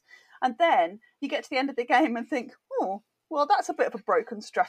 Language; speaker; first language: English; native; English